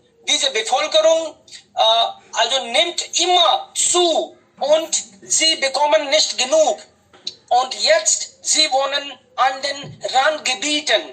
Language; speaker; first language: German; non-native, fluent; Hindi